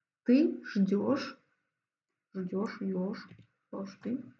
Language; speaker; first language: Russian; non-native, fluent; Azerbaijani